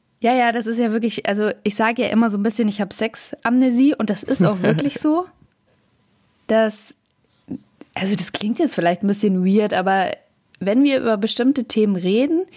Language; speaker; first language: German; native; German